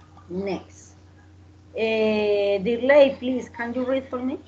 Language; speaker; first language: English; non-native, learner; Spanish